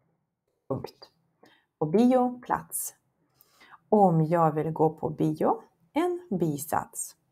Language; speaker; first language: Swedish; non-native, fluent; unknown